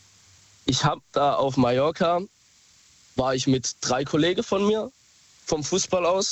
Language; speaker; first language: German; native; German